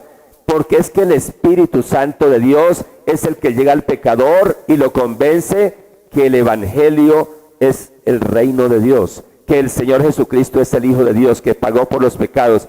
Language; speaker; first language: Spanish; native; Spanish